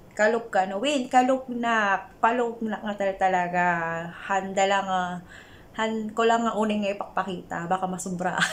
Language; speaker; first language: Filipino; non-native, local second language; Iloko